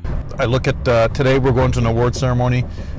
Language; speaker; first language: English; non-native, local second language; French